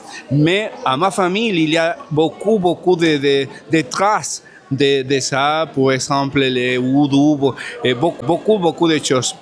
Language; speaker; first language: French; non-native, fluent; Spanish